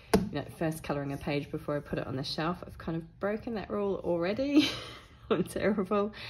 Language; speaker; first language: English; native; English